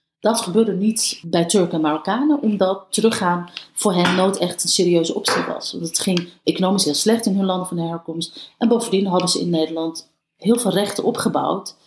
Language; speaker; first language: Dutch; early bilingual, other home language; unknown